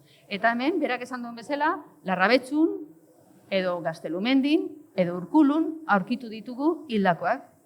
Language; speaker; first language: Basque; native; Basque